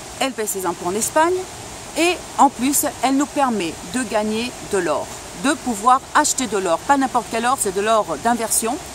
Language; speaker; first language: French; non-native, local second language; Spanish